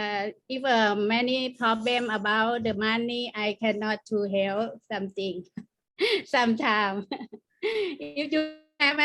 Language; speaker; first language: English; non-native, learner; Thai